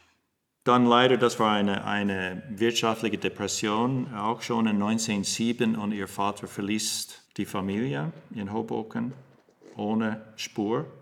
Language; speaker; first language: German; non-native, fluent; English